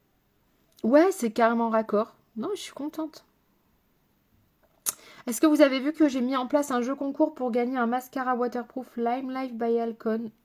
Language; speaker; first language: French; native; French